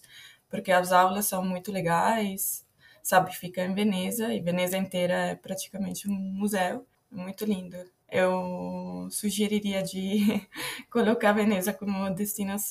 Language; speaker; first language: Portuguese; non-native, fluent; Italian